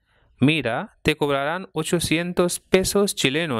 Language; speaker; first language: Spanish; non-native, fluent; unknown